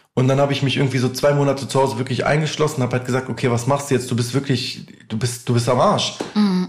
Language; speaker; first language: German; native; German